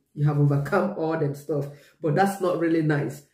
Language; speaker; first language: English; non-native, local second language; Igbo